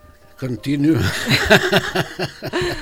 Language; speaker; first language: Spanish; non-native, fluent; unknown